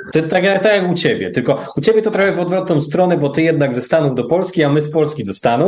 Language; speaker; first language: Polish; native; Polish